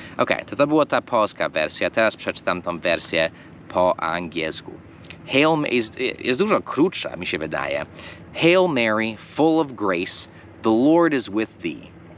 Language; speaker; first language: Polish; non-native, fluent; English